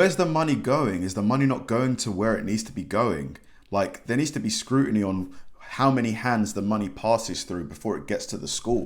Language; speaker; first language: English; native; English